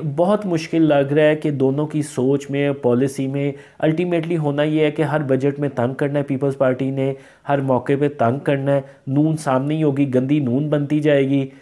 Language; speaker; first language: Urdu; native; Urdu